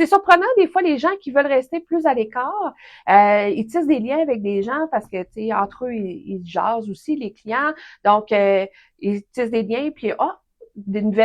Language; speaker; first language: French; native; French